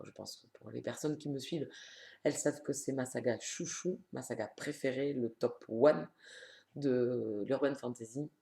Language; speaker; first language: French; native; French